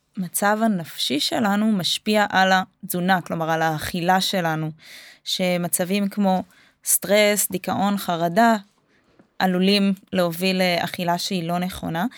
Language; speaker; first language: Hebrew; native; Hebrew